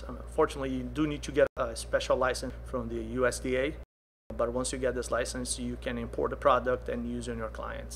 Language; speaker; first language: English; non-native, fluent; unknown